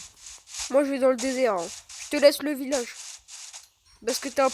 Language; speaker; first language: French; native; French